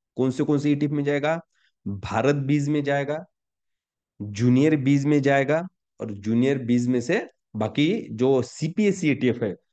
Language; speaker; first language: Hindi; non-native, local second language; Marathi